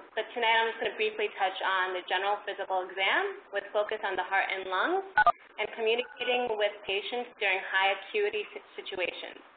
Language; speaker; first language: English; early bilingual, other home language; Spanish